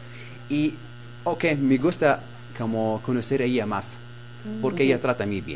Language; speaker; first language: Spanish; non-native, learner; Arabic